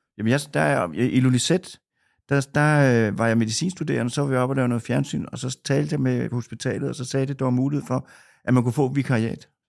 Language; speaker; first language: Danish; native; Danish